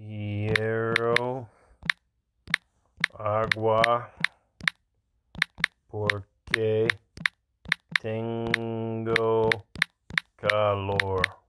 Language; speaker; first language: Spanish; non-native, learner; English